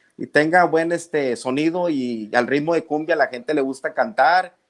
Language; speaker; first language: Spanish; early bilingual, other home language; English